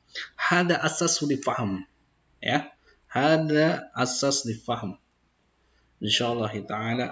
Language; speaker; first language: Arabic; non-native, fluent; Indonesian